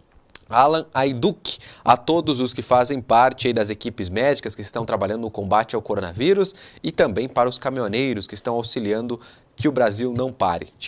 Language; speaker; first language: Portuguese; native; Portuguese